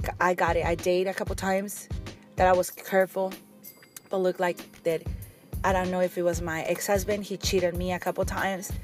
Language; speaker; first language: English; non-native, fluent; Spanish